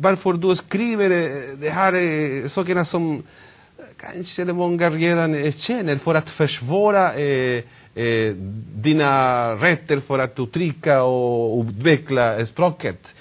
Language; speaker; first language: Swedish; non-native, fluent; Spanish